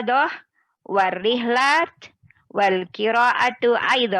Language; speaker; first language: Arabic; non-native, learner; Indonesian